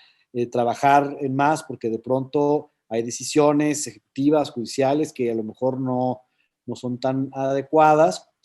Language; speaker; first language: Spanish; native; Spanish